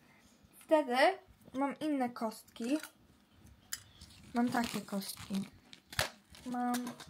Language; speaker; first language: Polish; early bilingual, heritage; Polish